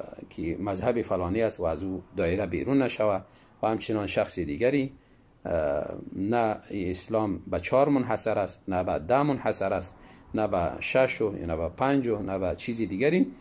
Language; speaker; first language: Persian; native; Persian